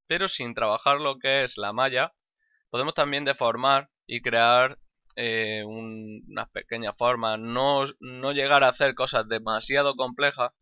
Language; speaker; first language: Spanish; native; Spanish